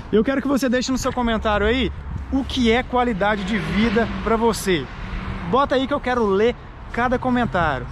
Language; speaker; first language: Portuguese; native; Portuguese